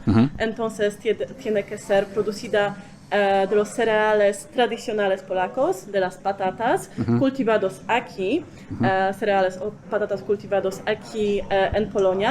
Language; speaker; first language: Spanish; non-native, fluent; Polish